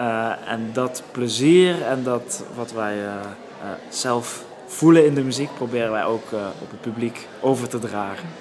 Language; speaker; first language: Dutch; native; Dutch